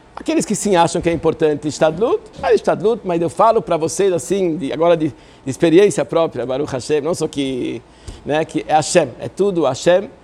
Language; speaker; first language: Portuguese; non-native, fluent; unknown